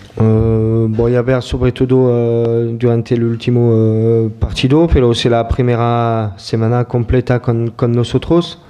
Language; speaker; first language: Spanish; non-native, learner; French